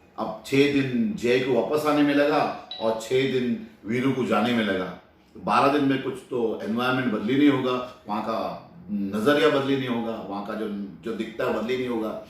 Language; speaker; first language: Hindi; non-native, local second language; Marathi